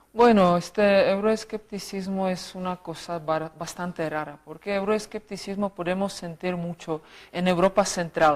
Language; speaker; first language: Spanish; non-native, fluent; Czech